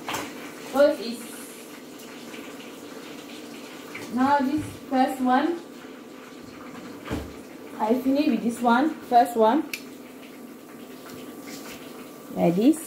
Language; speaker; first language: English; non-native, learner; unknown